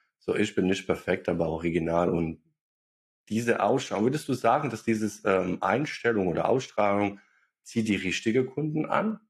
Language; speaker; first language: German; non-native, fluent; Bosnian